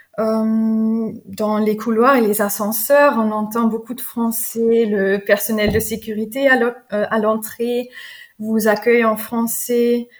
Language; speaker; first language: French; non-native, fluent; German